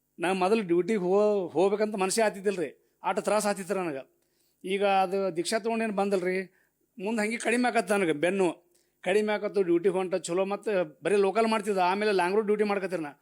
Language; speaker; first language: Kannada; native; Kannada